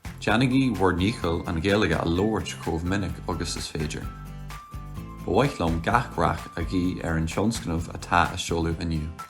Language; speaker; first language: Irish; non-native, local second language; English